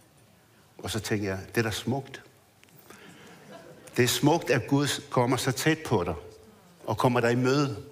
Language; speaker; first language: Danish; early bilingual, other home language; Arabic